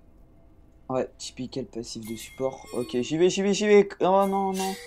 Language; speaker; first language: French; native; French